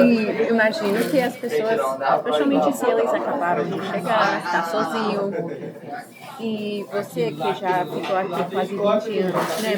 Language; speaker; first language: Portuguese; early bilingual, heritage; Portuguese